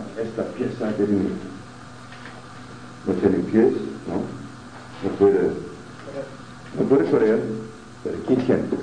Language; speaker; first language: Spanish; non-native, fluent; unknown